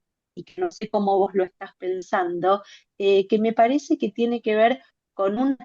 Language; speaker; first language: Spanish; native; Spanish